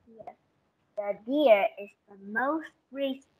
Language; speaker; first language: English; non-native, learner; Korean